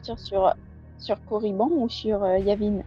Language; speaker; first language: French; native; French